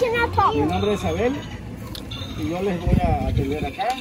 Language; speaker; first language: Spanish; native; Spanish